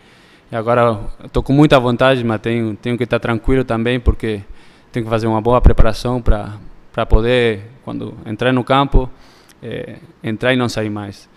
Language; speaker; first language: Portuguese; early bilingual, heritage; Spanish